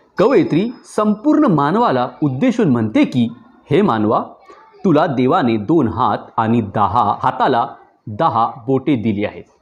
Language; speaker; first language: Marathi; non-native, local second language; Urdu